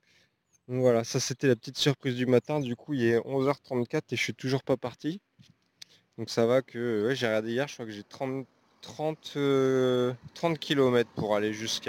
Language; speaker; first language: French; native; French